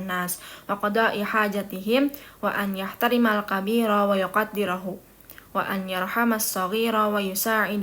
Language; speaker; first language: Arabic; non-native, learner; Indonesian